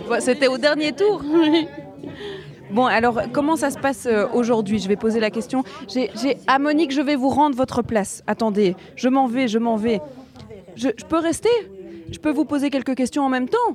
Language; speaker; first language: French; native; French